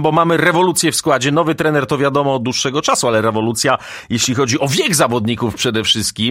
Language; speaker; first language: Polish; native; Polish